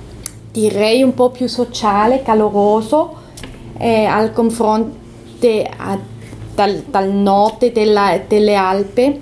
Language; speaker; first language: Italian; non-native, local second language; German